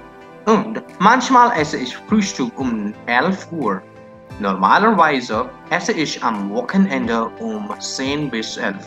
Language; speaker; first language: German; non-native, learner; Punjabi